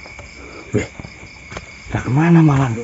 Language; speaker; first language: Indonesian; non-native, local second language; Javanese